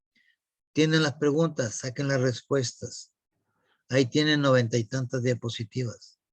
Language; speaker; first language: Spanish; native; Spanish